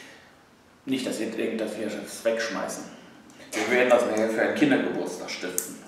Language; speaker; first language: German; native; German